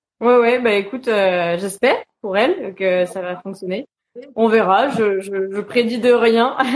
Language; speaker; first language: French; native; French